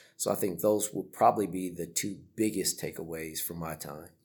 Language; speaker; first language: English; native; English